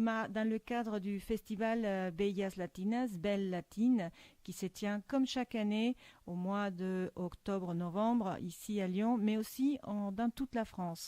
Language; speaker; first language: French; non-native, fluent; Spanish